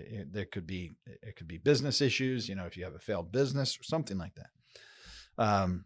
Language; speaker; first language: English; native; English